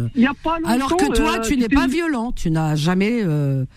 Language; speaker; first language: French; non-native, local second language; Arabic